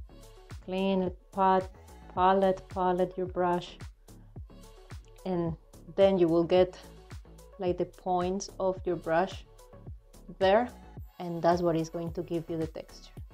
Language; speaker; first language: English; non-native, fluent; Spanish